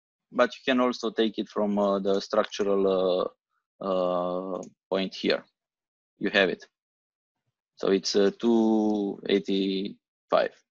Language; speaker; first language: English; non-native, fluent; Romanian